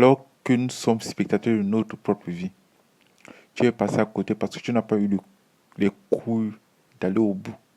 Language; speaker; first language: French; native; French